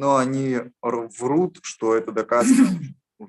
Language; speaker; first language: Russian; native; Russian